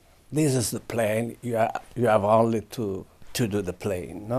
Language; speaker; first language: English; non-native, learner; Italian